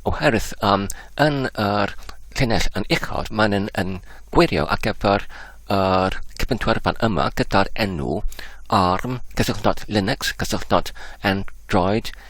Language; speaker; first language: Welsh; non-native, learner; English